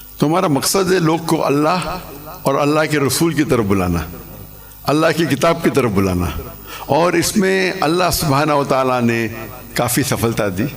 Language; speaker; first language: Urdu; non-native, local second language; English